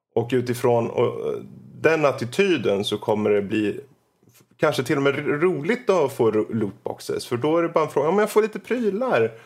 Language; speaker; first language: Swedish; native; Swedish